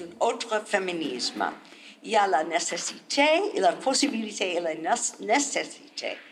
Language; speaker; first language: French; non-native, learner; English